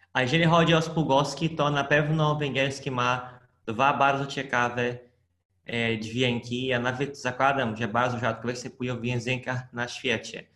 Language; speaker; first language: Polish; non-native, fluent; Portuguese